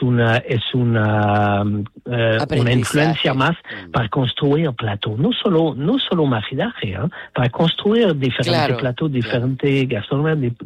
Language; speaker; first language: Spanish; non-native, fluent; English